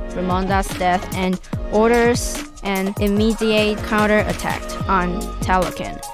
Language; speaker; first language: English; non-native, fluent; Chinese